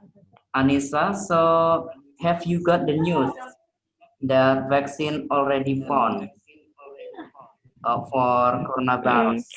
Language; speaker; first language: English; non-native, learner; Indonesian